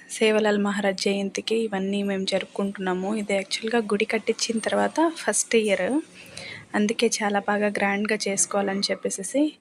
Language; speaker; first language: Telugu; non-native, local second language; Lambadi